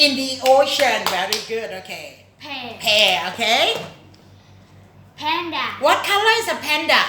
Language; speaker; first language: English; non-native, fluent; Thai